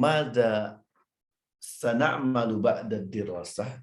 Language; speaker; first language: Arabic; non-native, fluent; Indonesian